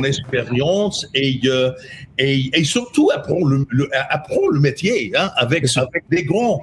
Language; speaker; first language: French; non-native, fluent; English